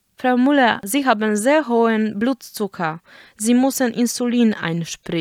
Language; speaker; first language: German; non-native, fluent; Polish